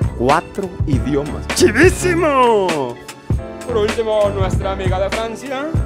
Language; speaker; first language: Spanish; native; Spanish